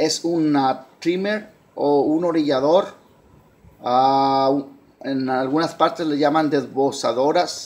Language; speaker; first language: Spanish; early bilingual, heritage; Spanish